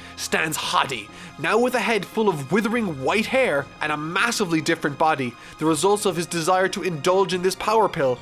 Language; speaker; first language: English; native; English